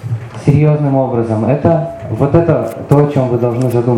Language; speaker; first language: Russian; native; Russian